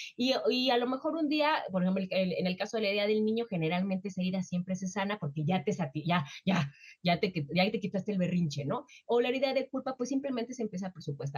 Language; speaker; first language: Spanish; native; Spanish